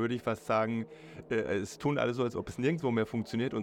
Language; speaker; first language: German; native; German